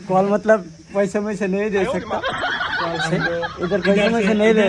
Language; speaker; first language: Hindi; non-native, learner; Bangla